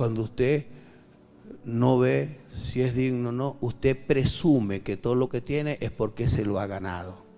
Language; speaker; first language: Spanish; native; Spanish